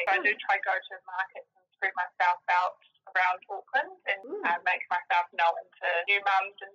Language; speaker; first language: English; native; English